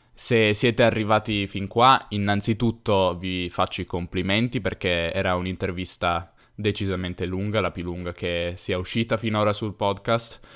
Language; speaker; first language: Italian; native; Italian